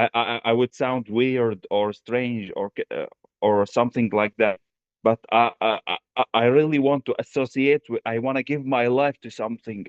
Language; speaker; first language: English; non-native, fluent; Arabic